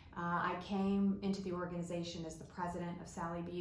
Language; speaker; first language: English; native; English